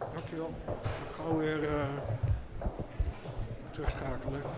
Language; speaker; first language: Dutch; native; Dutch